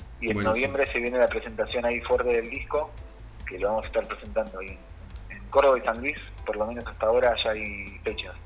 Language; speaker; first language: Spanish; native; Spanish